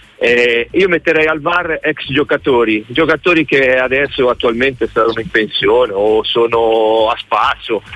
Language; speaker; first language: Italian; native; Italian